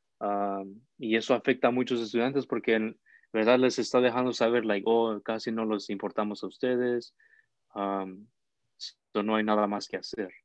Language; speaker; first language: Spanish; early bilingual, heritage; Spanish